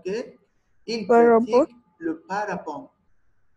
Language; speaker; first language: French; non-native, fluent; Arabic